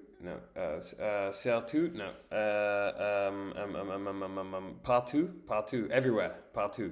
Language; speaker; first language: French; non-native, learner; English